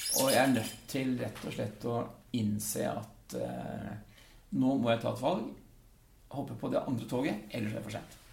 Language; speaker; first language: Norwegian; early bilingual, other home language; Dutch